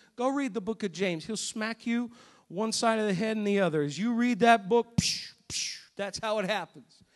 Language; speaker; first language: English; native; English